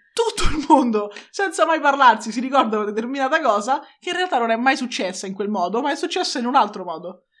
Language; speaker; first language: Italian; native; Italian